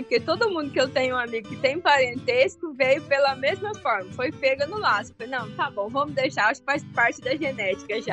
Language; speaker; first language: Portuguese; native; Portuguese